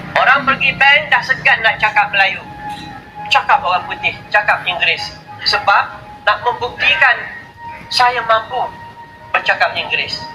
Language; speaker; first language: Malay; native; Malay